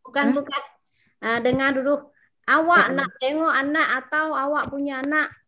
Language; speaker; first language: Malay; non-native, fluent; Vietnamese